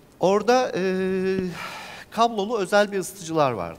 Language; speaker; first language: Turkish; native; Turkish